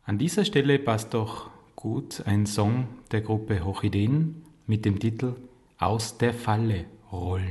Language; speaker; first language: German; native; German